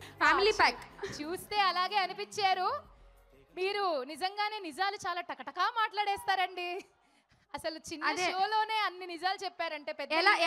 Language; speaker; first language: Telugu; native; Telugu